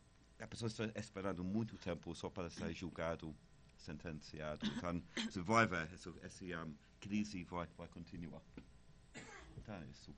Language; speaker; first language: Portuguese; non-native, fluent; English